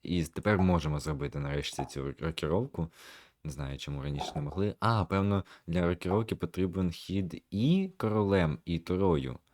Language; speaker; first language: Ukrainian; native; Ukrainian